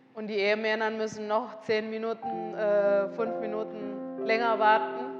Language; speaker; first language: German; non-native, learner; Indonesian